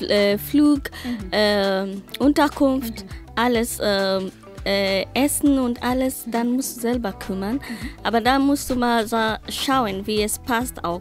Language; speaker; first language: German; non-native, learner; Swahili